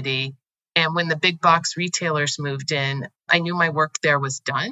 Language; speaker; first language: English; native; English